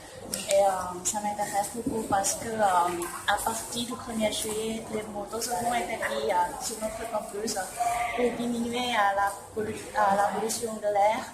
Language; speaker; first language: French; non-native, learner; Thai